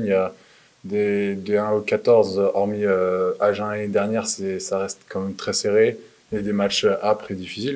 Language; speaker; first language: French; native; French